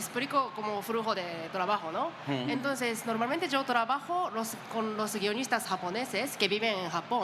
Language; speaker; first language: Spanish; non-native, learner; Japanese